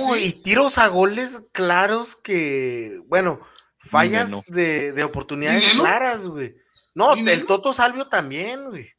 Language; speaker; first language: Spanish; native; Spanish